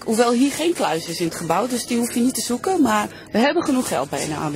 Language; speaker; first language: Dutch; native; Dutch